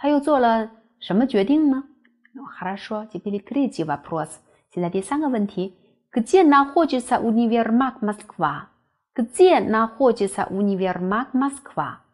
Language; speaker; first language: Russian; non-native, fluent; Chinese